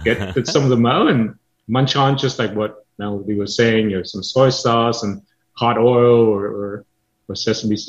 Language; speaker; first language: English; non-native, local second language; Cantonese